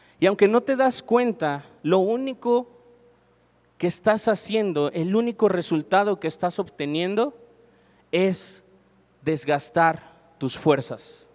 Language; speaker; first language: Spanish; native; Spanish